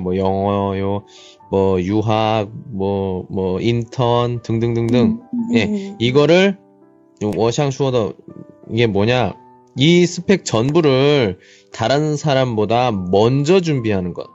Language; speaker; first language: Korean; non-native, fluent; Chinese